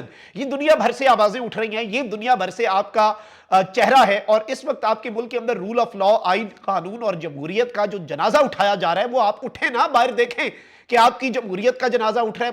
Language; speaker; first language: Urdu; native; Urdu